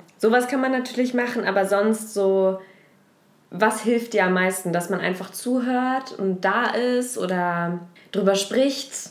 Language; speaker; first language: German; native; German